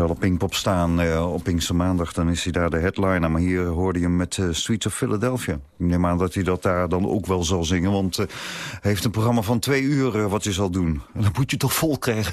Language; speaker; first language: Dutch; native; Dutch